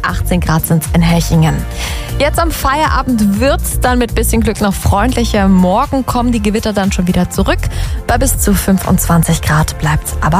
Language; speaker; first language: German; native; German